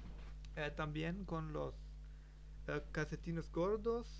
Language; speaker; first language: Spanish; non-native, learner; German